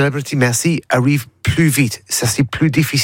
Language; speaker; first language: French; non-native, learner; English